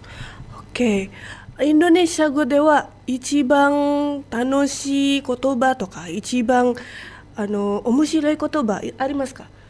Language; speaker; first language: Japanese; non-native, fluent; Indonesian